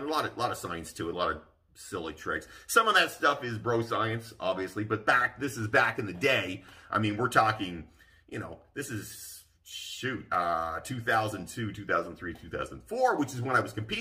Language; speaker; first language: English; native; English